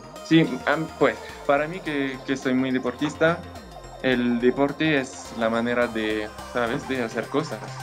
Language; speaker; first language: Spanish; non-native, fluent; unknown